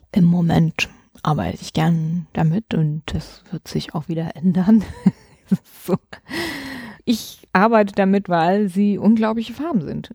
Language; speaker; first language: German; native; German